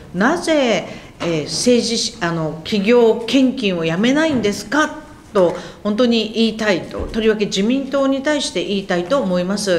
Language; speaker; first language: Japanese; native; Japanese